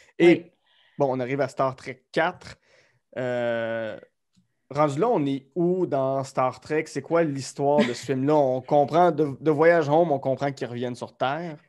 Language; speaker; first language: French; native; French